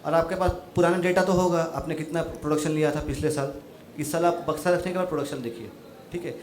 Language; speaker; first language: Hindi; non-native, local second language; Marathi